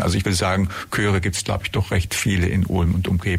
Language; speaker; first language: German; native; German